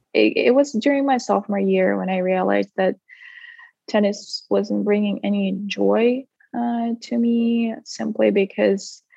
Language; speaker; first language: English; non-native, fluent; Russian